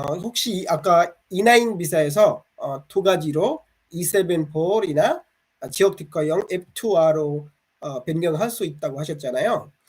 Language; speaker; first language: Korean; non-native, fluent; Bangla